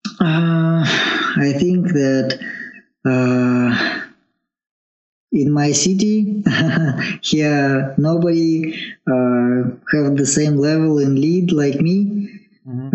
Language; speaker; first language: English; non-native, learner; Russian